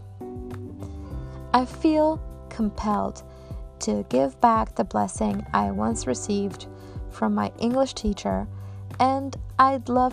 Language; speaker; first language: English; non-native, fluent; Polish